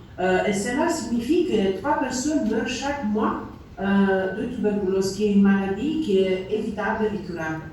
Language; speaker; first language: French; non-native, learner; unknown